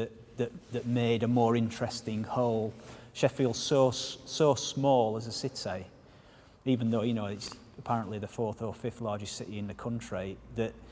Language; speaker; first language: English; native; English